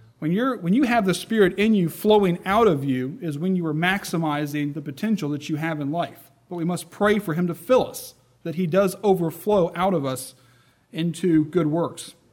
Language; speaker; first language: English; native; English